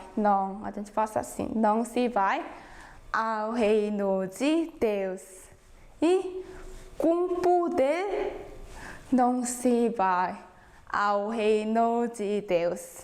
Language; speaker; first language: Portuguese; non-native, fluent; Korean